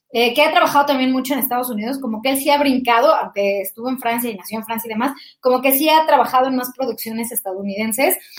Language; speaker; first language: Spanish; native; Spanish